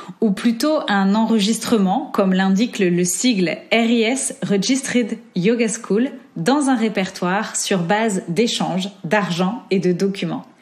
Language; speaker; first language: French; native; French